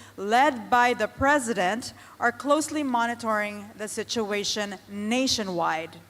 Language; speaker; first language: English; non-native, local second language; Filipino